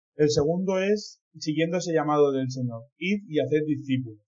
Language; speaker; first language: Spanish; native; Spanish